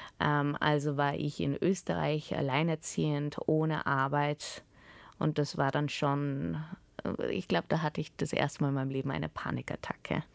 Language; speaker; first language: German; early bilingual, heritage; German